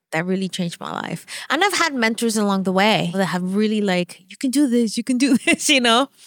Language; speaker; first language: English; non-native, fluent; Spanish